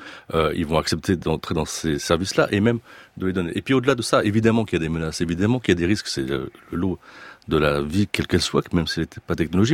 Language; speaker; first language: French; native; French